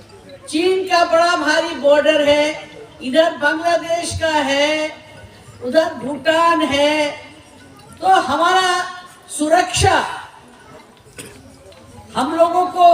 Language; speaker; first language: Hindi; non-native, local second language; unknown